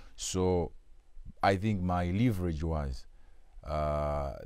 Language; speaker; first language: English; non-native, local second language; Shona